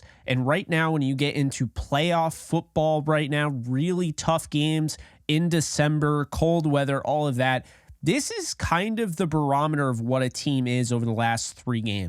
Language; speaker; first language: English; native; English